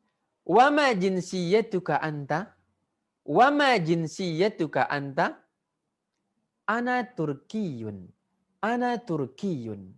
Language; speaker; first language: Arabic; non-native, fluent; Indonesian